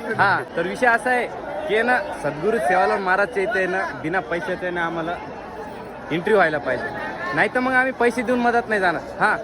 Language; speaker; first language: Marathi; non-native, local second language; Lambadi